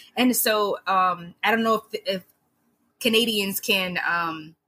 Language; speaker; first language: English; native; English